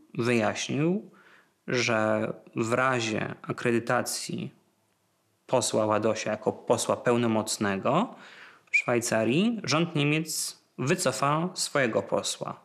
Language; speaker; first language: Polish; native; Polish